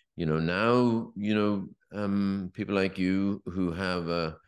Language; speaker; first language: English; native; English